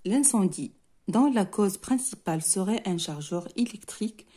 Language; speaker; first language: French; non-native, local second language; Arabic